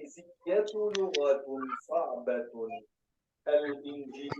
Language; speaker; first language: Arabic; non-native, learner; Urdu